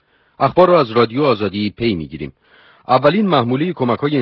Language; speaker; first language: Persian; native; Persian